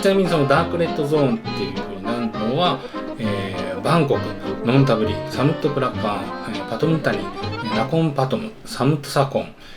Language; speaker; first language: Japanese; native; Japanese